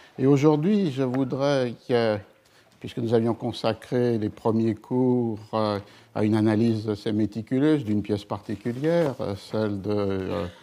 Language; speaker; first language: French; native; French